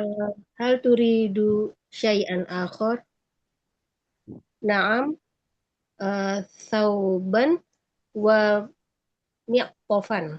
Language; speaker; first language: Arabic; non-native, learner; Indonesian